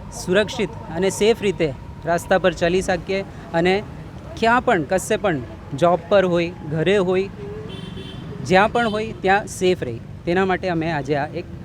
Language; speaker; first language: Gujarati; non-native, local second language; Bangla